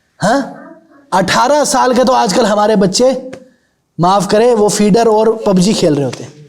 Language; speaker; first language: Urdu; native; Urdu